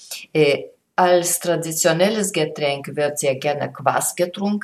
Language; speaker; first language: German; non-native, fluent; Lithuanian